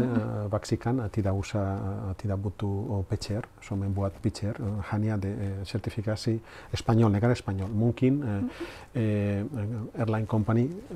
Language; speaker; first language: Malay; non-native, learner; Spanish